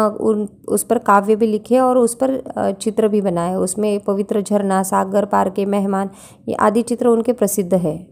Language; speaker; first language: Hindi; non-native, local second language; Marathi